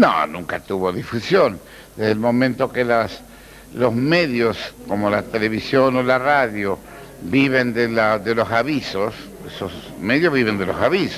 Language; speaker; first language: Spanish; native; Spanish